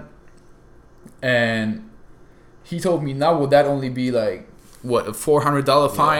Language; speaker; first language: English; non-native, fluent; German